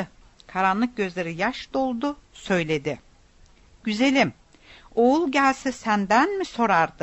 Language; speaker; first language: Turkish; native; Turkish